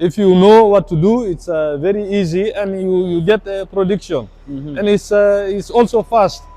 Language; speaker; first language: English; non-native, learner; French